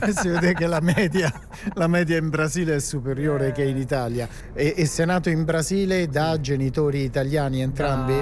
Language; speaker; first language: Italian; native; Italian